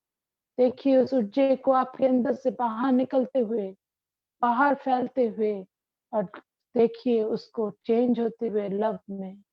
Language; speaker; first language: Hindi; non-native, local second language; Bangla